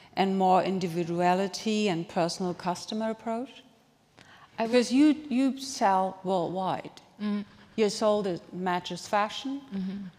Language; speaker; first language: English; non-native, fluent; German